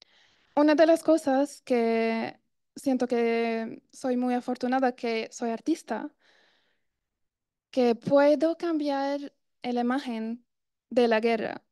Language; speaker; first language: Spanish; non-native, fluent; Arabic